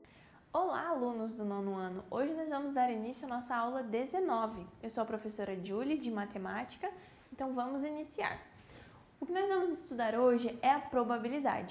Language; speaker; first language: Portuguese; native; Portuguese